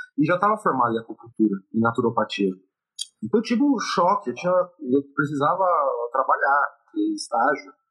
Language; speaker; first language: Portuguese; native; Portuguese